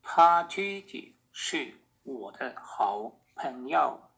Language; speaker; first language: Chinese; non-native, learner; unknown